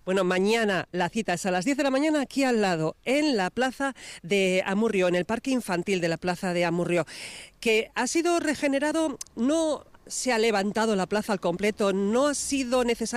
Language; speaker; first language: Spanish; native; Spanish